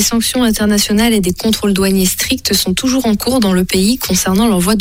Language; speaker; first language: French; native; French